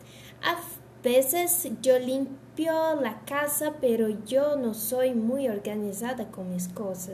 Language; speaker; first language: Spanish; non-native, learner; Portuguese